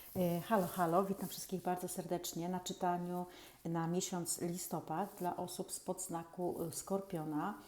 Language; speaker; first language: Polish; native; Polish